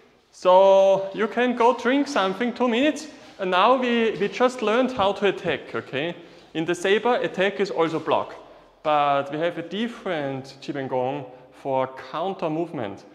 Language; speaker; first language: English; non-native, fluent; German